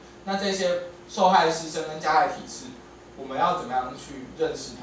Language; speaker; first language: Chinese; native; Chinese